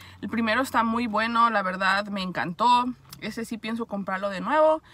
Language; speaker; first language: Spanish; early bilingual, heritage; Spanish